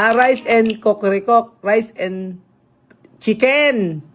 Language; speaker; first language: English; non-native, local second language; Filipino